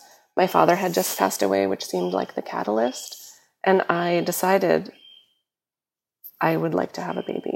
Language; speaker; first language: English; native; English